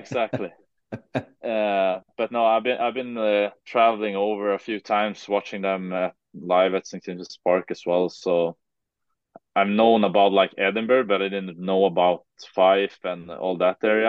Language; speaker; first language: English; non-native, fluent; Swedish